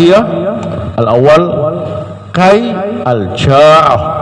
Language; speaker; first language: Arabic; non-native, fluent; Indonesian